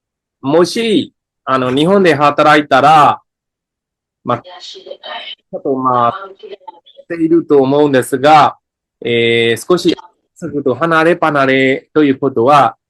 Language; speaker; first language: Japanese; non-native, fluent; Burmese